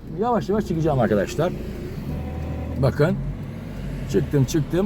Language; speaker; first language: Turkish; native; Turkish